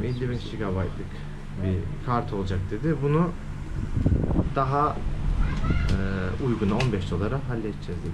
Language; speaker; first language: Turkish; native; Turkish